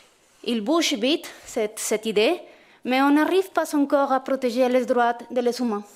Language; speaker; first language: French; non-native, fluent; Spanish